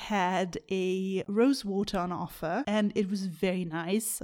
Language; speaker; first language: English; non-native, fluent; German